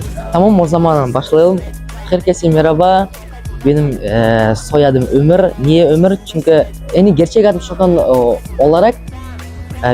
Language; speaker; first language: Turkish; non-native, learner; Kazakh